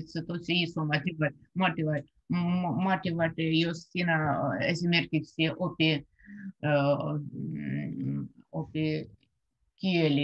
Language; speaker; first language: Finnish; non-native, learner; Russian